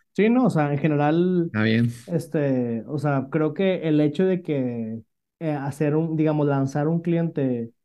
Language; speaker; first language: Spanish; native; Spanish